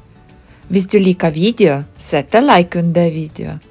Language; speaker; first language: Norwegian; non-native, learner; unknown